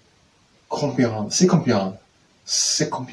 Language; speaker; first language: French; non-native, learner; English